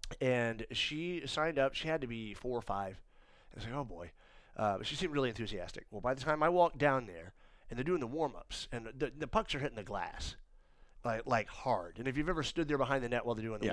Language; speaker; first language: English; native; English